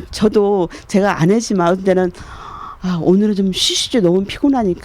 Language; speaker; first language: Korean; native; Korean